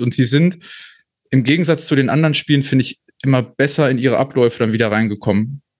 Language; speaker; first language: German; native; German